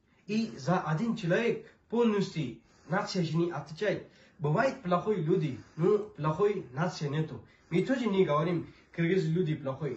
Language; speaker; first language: Russian; non-native, learner; Urdu